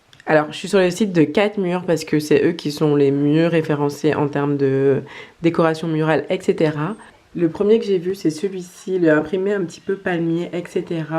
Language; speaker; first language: French; native; French